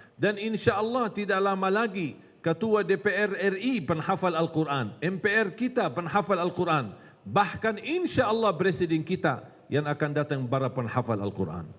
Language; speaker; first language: Malay; non-native, fluent; Arabic